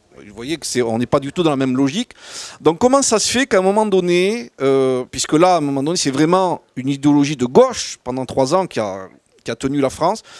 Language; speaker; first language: French; native; French